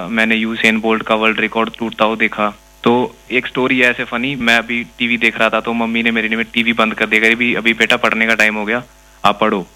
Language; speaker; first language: Hindi; non-native, local second language; Punjabi